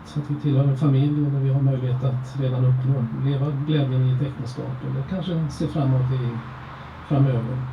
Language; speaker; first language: Swedish; native; Swedish